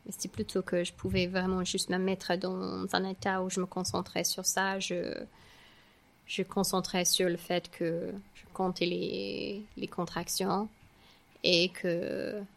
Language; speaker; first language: French; non-native, fluent; English